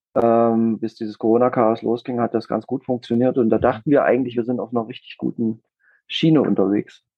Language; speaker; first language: German; native; German